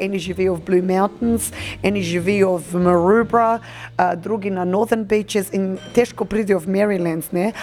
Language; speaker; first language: Slovenian; early bilingual, heritage; Slovenian